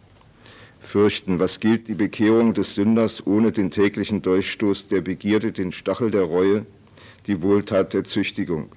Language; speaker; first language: German; native; German